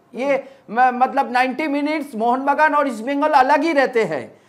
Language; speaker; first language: Hindi; non-native, local second language; Bangla